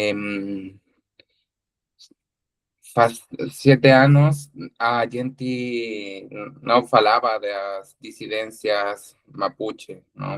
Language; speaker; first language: Portuguese; non-native, learner; Spanish